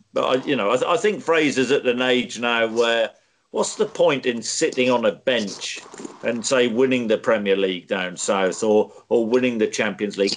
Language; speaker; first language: English; native; English